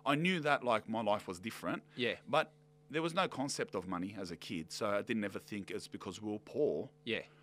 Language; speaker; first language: English; native; English